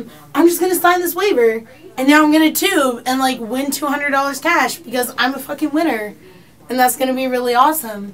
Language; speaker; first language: English; native; English